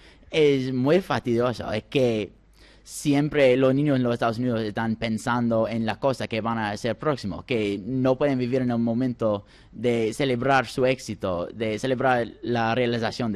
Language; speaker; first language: Spanish; non-native, fluent; English